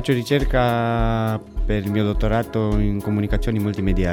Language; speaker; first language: Italian; non-native, fluent; Romanian